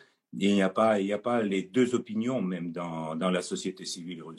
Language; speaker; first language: French; non-native, fluent; Russian